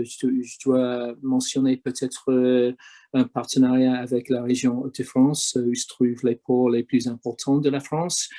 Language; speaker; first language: French; non-native, fluent; English